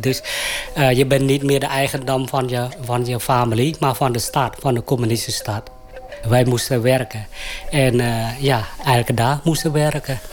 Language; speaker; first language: Dutch; non-native, fluent; Khmer